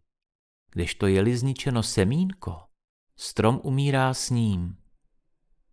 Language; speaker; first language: Czech; native; Czech